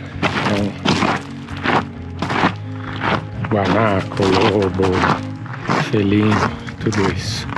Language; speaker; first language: Portuguese; non-native, fluent; Italian